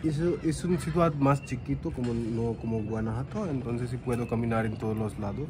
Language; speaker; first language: Spanish; non-native, learner; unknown